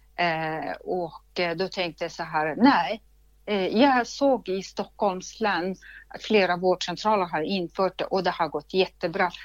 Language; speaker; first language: Swedish; non-native, fluent; Russian